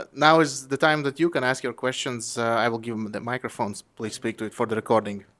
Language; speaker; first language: English; non-native, fluent; Latvian